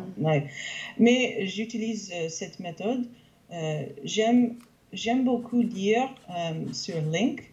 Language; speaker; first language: French; non-native, fluent; English